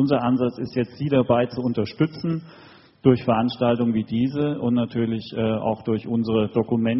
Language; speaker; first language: German; native; German